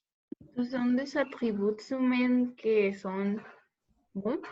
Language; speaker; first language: French; non-native, learner; Spanish